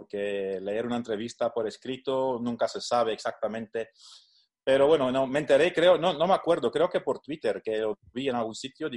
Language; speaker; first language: Spanish; non-native, fluent; Dutch